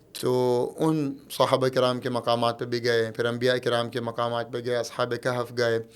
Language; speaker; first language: Urdu; early bilingual, heritage; Arabic